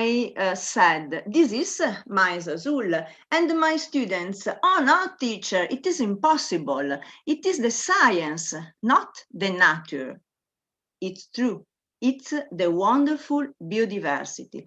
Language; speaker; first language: English; non-native, learner; Italian